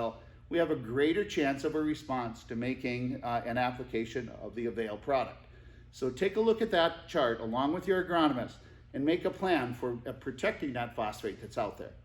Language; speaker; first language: English; native; English